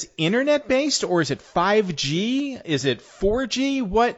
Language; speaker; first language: English; native; English